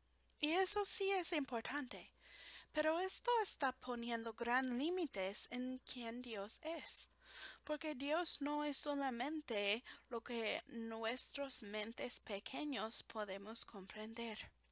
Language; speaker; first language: Spanish; non-native, fluent; English